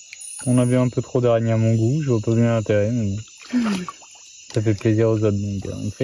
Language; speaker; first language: French; native; French